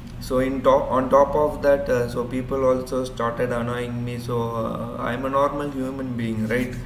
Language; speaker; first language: English; non-native, local second language; Urdu